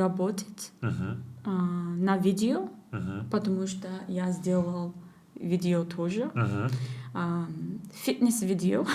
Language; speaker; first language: Russian; non-native, learner; English